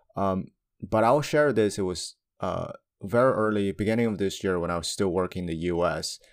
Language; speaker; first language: English; non-native, fluent; Chinese